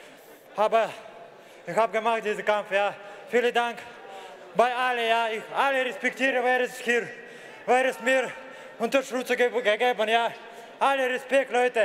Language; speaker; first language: German; non-native, learner; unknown